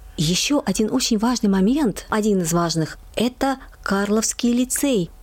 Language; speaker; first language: Russian; native; Russian